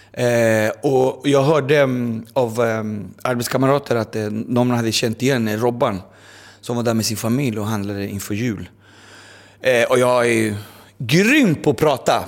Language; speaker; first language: Swedish; early bilingual, other home language; Spanish